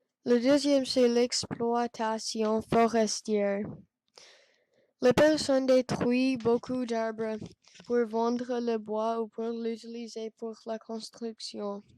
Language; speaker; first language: French; non-native, learner; English